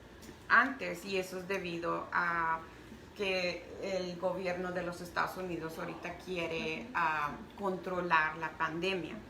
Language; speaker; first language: Spanish; early bilingual, heritage; Spanish